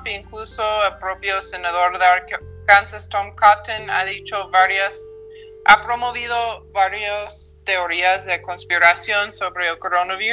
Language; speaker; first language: Spanish; non-native, fluent; English